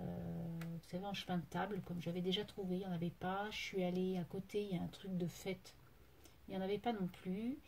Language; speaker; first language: French; native; French